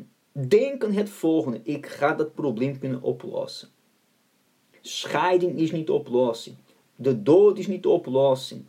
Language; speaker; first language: Dutch; non-native, fluent; Portuguese